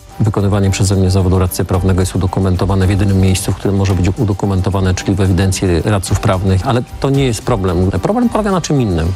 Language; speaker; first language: Polish; native; Polish